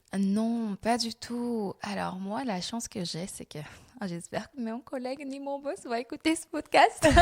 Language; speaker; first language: French; non-native, local second language; Lingala